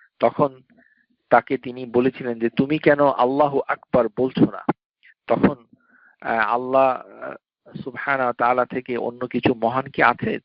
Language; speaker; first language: Bangla; native; Bangla